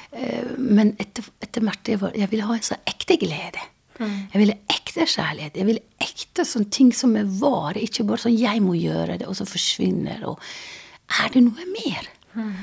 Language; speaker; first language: Norwegian; non-native, fluent; Persian